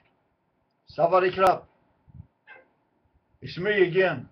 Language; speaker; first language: English; non-native, learner; Swedish